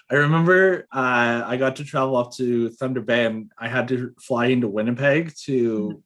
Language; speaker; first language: English; native; English